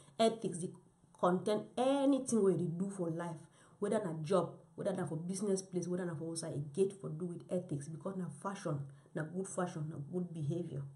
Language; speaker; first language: Nigerian Pidgin; native; Nigerian Pidgin